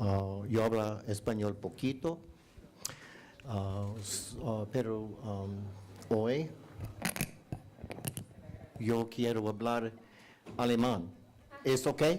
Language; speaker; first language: Spanish; non-native, learner; English